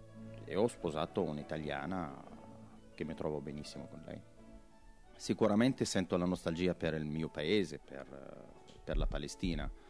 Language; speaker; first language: Italian; non-native, fluent; Arabic